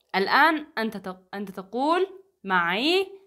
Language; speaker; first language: Arabic; non-native, learner; Turkish